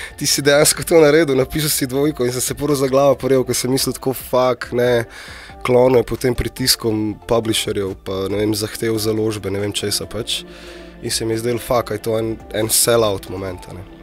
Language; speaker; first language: Slovenian; early bilingual, other home language; Bosnian